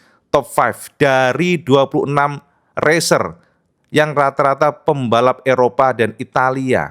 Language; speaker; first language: Indonesian; native; Indonesian